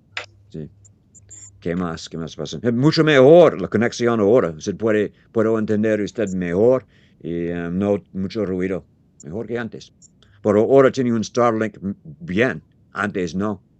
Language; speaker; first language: Spanish; non-native, learner; English